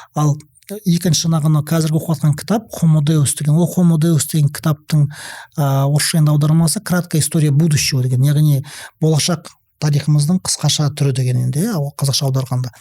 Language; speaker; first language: Kazakh; non-native, local second language; Russian